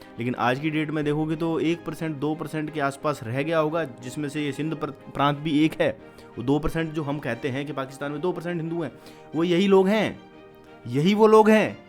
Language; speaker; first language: Hindi; native; Hindi